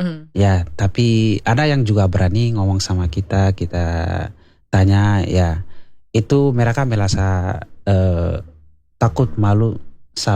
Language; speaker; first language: Indonesian; non-native, learner; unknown